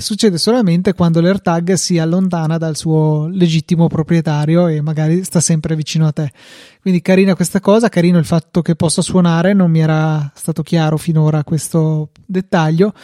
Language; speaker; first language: Italian; native; Italian